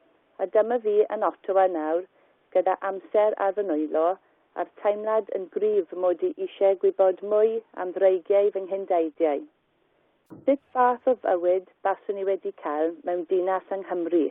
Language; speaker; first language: Welsh; non-native, learner; English